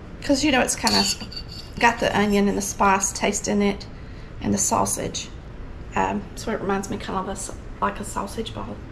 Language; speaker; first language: English; native; English